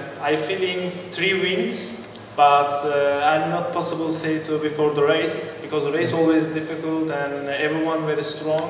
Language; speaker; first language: English; non-native, learner; Turkish